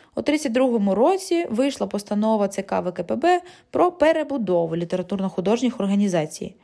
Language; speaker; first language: Ukrainian; non-native, local second language; Russian